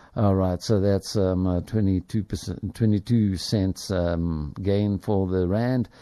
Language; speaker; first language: English; native; English